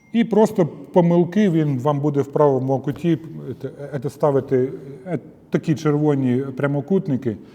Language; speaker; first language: Ukrainian; non-native, local second language; Russian